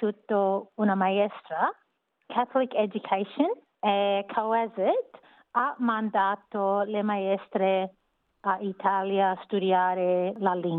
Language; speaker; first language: Italian; non-native, learner; English